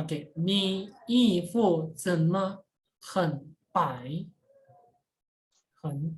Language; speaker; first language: Chinese; non-native, fluent; Indonesian